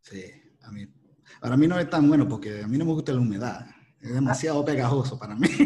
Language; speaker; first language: Spanish; early bilingual, heritage; Spanish